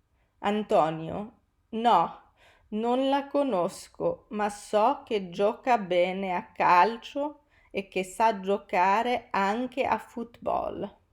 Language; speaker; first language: Italian; non-native, fluent; English